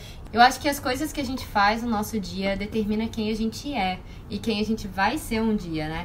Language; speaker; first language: Portuguese; native; Portuguese